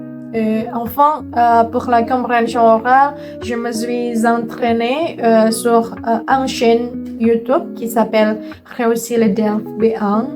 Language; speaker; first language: French; non-native, learner; Indonesian